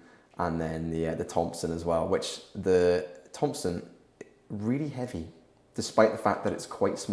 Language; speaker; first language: English; native; English